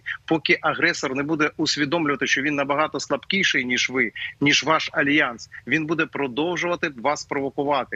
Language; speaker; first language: Ukrainian; native; Ukrainian